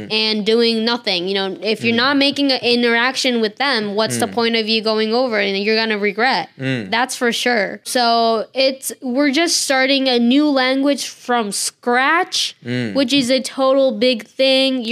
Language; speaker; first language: English; non-native, fluent; Japanese